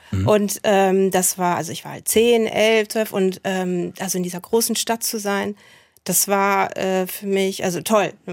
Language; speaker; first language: German; native; German